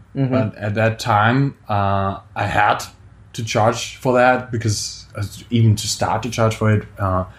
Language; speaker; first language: English; non-native, fluent; German